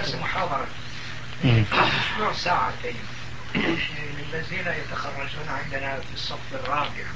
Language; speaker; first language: Arabic; non-native, fluent; Turkish